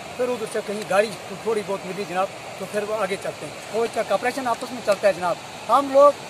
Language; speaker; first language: Urdu; non-native, local second language; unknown